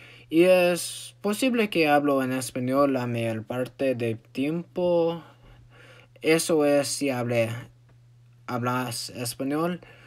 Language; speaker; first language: Spanish; non-native, learner; English